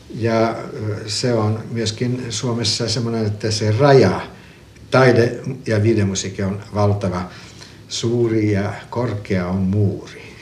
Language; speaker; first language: Finnish; early bilingual, other home language; Russian